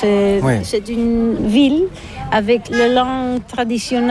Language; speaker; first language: French; non-native, learner; Catalan